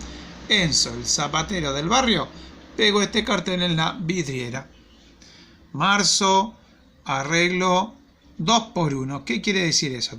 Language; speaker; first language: Spanish; native; Spanish